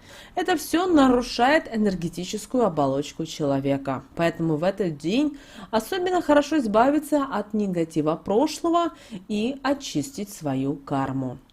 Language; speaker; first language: Russian; native; Russian